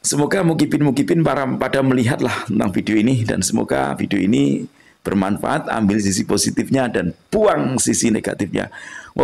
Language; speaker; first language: Indonesian; non-native, local second language; Javanese